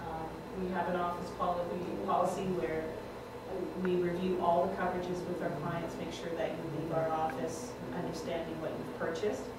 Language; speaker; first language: English; native; English